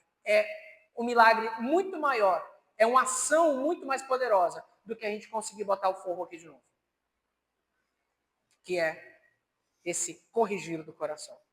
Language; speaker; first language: Portuguese; native; Portuguese